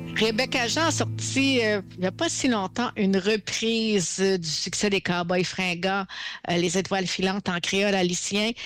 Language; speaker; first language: French; native; French